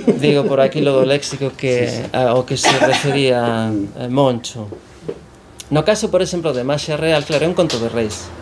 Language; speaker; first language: Galician; native; Galician